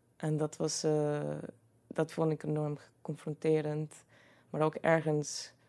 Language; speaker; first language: Dutch; non-native, fluent; Croatian